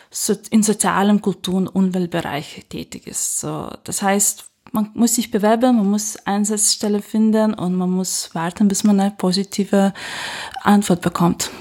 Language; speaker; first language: German; non-native, fluent; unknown